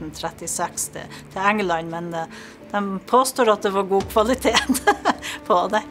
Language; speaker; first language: Norwegian; native; Norwegian